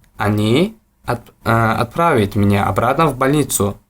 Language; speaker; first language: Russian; non-native, local second language; Tajik